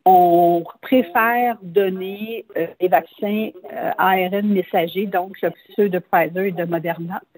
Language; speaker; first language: French; native; French